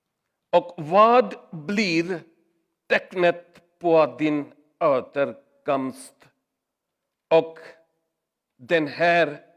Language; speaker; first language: Swedish; non-native, learner; Urdu